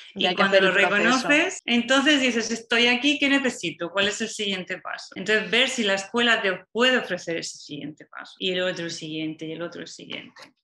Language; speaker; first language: Spanish; native; Spanish